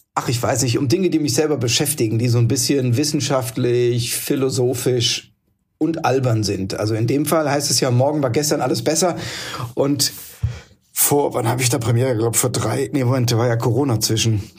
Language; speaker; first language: German; native; German